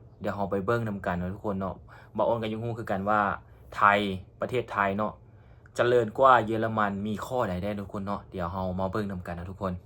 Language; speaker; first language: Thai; non-native, local second language; Northeastern Thai